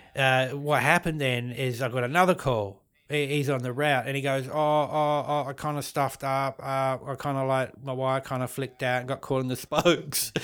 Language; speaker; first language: English; native; English